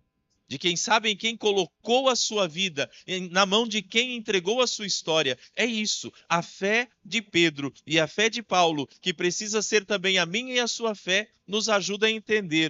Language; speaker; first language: Portuguese; native; Portuguese